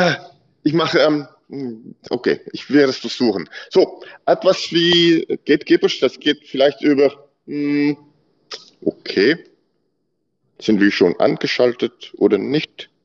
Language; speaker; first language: German; non-native, learner; Dutch